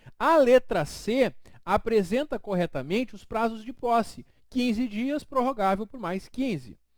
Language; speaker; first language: Portuguese; native; Portuguese